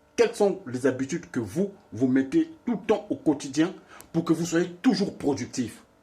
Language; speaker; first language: French; non-native, local second language; Lingala